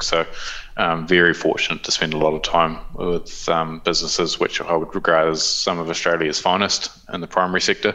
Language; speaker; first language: English; native; English